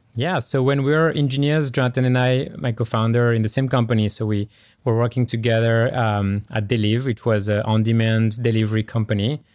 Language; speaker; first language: English; non-native, fluent; French